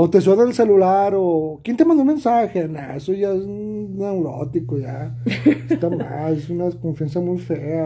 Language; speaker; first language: Spanish; native; Spanish